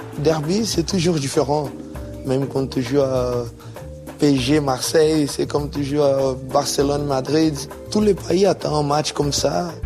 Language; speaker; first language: French; non-native, fluent; Portuguese